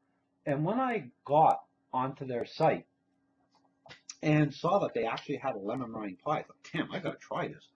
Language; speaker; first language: English; native; English